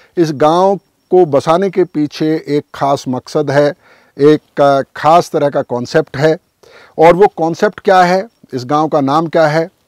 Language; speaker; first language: Hindi; native; Hindi